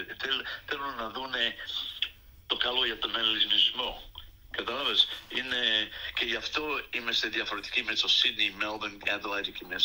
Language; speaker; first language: Greek; early bilingual, other home language; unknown